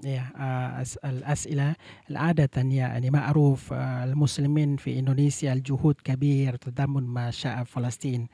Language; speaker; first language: Arabic; non-native, learner; Indonesian